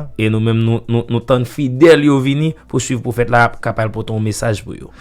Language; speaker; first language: Haitian Creole; native; Haitian Creole